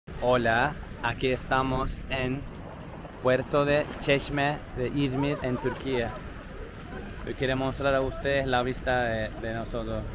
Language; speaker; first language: Spanish; non-native, learner; Turkish